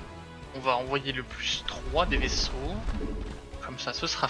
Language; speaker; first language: French; native; French